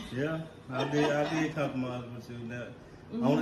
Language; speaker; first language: English; native; English